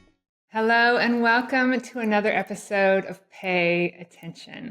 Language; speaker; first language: English; native; English